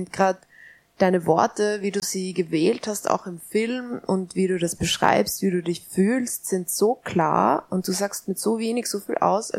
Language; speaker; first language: German; native; German